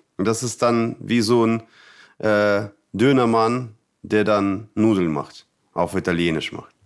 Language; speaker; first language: German; non-native, fluent; Russian